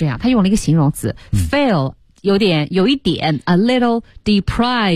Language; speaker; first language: Chinese; native; Chinese